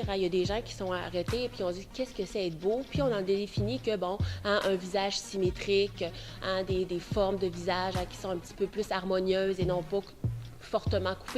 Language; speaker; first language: French; native; French